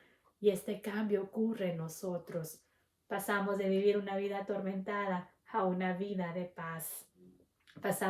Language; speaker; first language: Spanish; native; Spanish